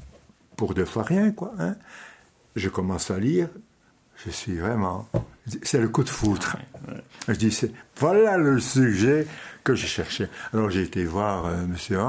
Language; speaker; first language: French; non-native, local second language; Dutch